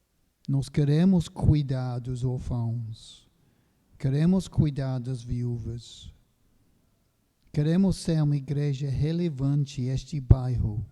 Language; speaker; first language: Portuguese; non-native, fluent; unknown